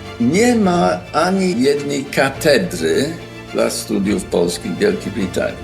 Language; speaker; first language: Polish; non-native, fluent; English